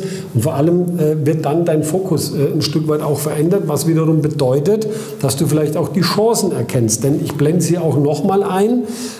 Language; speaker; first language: German; native; German